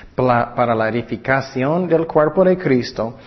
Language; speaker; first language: Spanish; non-native, fluent; English